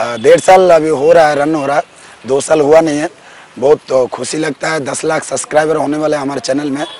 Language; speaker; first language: Hindi; non-native, local second language; Odia